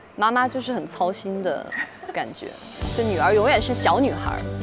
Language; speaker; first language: Chinese; native; Chinese